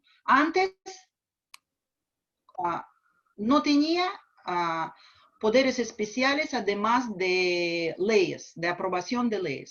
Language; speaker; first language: Spanish; non-native, fluent; Russian